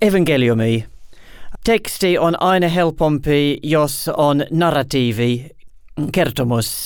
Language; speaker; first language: Finnish; non-native, learner; English